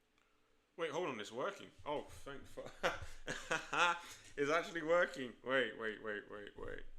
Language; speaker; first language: English; native; English